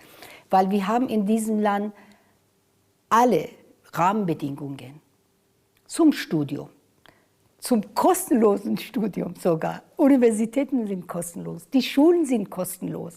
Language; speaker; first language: German; non-native, fluent; Persian